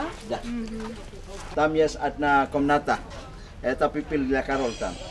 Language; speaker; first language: Russian; non-native, learner; Indonesian